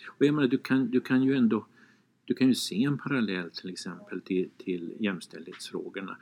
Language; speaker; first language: Swedish; native; Swedish